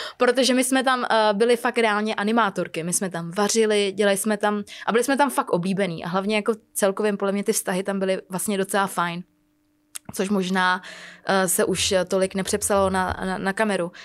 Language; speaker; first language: Czech; early bilingual, other home language; Vietnamese